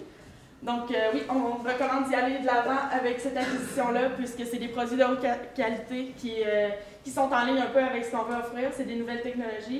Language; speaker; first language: French; native; French